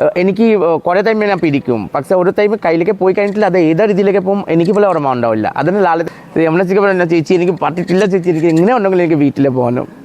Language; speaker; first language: Malayalam; non-native, local second language; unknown